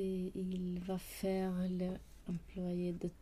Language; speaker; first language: French; non-native, learner; Swedish